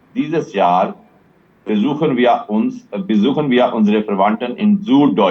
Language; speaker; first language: German; non-native, fluent; Urdu